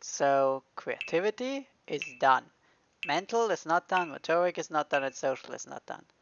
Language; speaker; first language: English; non-native, fluent; German